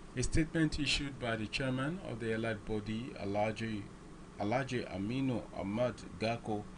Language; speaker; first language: English; non-native, local second language; Yoruba